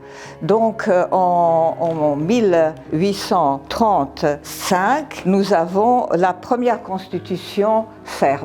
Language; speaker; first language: French; non-native, fluent; Serbian